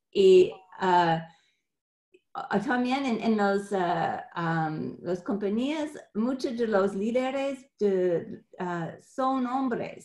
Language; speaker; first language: Spanish; non-native, fluent; English